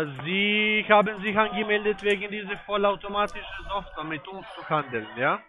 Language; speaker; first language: German; non-native, learner; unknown